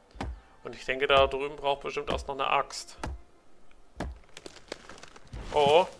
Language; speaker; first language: German; native; German